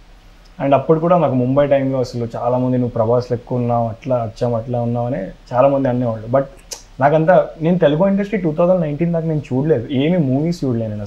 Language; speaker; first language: Telugu; non-native, local second language; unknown